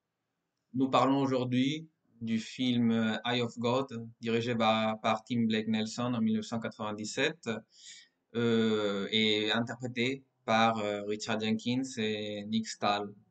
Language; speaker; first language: French; non-native, fluent; Spanish